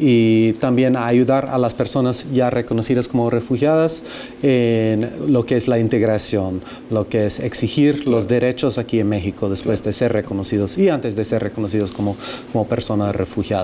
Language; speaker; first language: Spanish; non-native, fluent; English